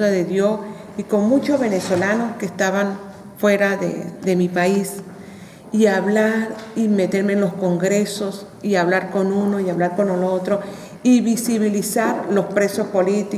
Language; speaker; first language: Spanish; native; Spanish